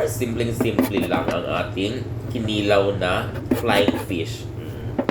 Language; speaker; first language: Filipino; non-native, local second language; Cebuano